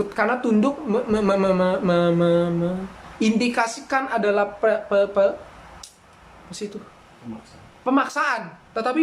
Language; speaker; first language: Indonesian; native; Indonesian